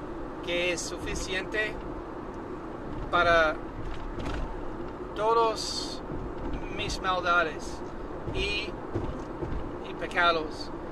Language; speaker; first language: Spanish; non-native, learner; English